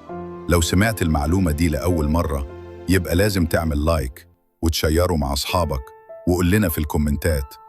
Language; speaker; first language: Arabic; native; Arabic